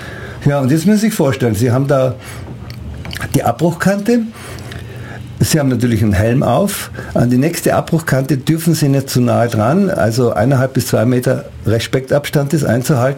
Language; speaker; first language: German; native; German